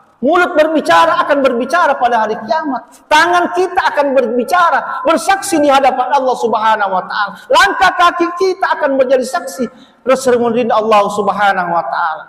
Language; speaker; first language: Malay; non-native, local second language; Buginese